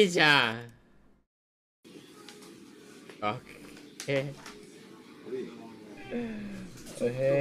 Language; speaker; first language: Japanese; non-native, fluent; English